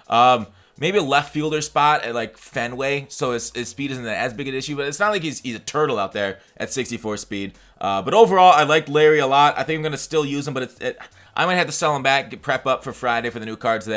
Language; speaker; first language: English; native; English